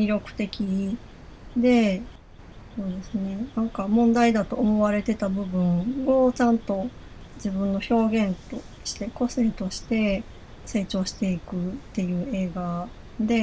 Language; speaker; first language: Japanese; native; Japanese